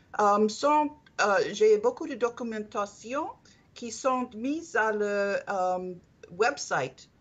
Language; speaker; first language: French; non-native, learner; English